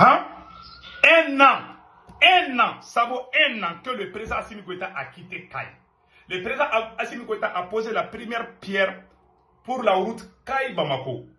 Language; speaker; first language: French; non-native, local second language; Bambara